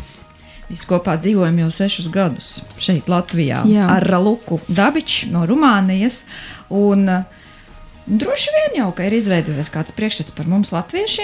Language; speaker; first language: Latvian; native; Latvian